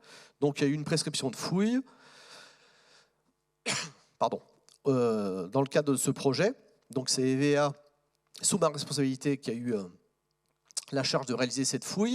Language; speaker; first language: French; native; French